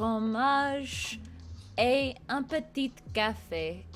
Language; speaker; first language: French; non-native, learner; English